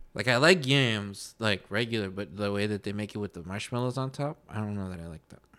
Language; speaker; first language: English; early bilingual, other home language; Spanish